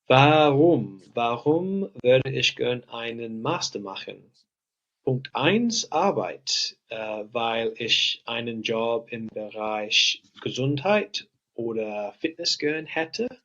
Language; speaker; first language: German; non-native, learner; English